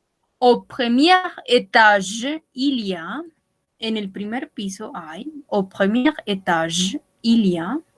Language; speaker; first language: French; non-native, learner; Spanish